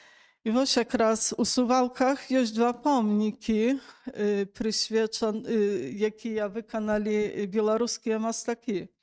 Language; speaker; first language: Polish; non-native, local second language; Belarusian